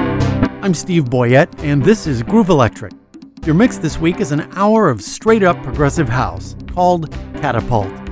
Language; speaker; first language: English; native; English